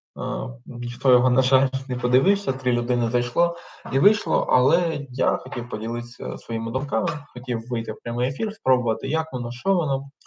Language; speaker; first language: Ukrainian; non-native, local second language; Russian